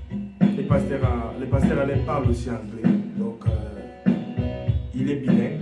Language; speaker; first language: French; non-native, local second language; Lingala